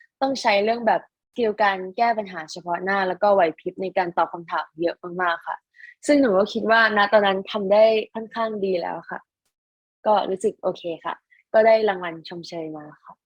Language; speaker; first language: Thai; native; Thai